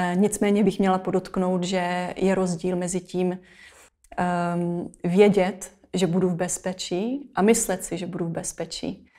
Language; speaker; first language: Czech; native; Czech